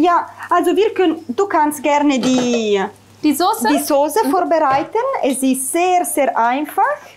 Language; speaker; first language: German; non-native, fluent; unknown